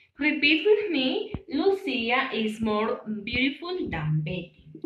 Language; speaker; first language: English; non-native, learner; Spanish